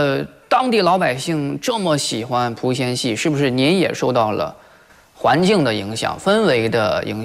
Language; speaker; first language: Chinese; native; Chinese